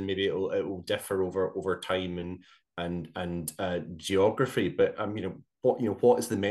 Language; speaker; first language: English; native; English